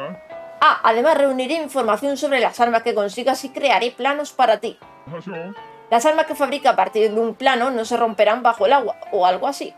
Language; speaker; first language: Spanish; native; Spanish